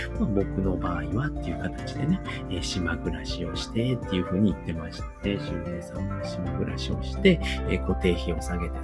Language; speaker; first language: Japanese; native; Japanese